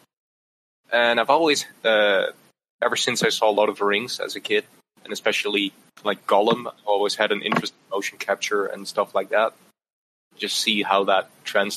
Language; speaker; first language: English; non-native, fluent; Dutch